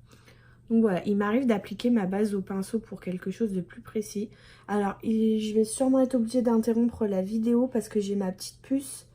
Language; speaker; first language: French; native; French